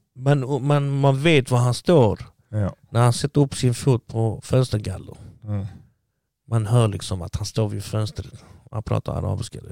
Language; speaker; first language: Swedish; early bilingual, other home language; Arabic